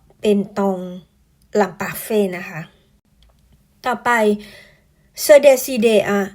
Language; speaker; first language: Thai; native; Thai